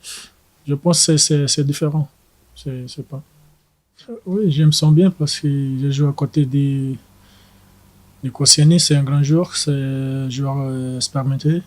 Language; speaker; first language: French; non-native, learner; Portuguese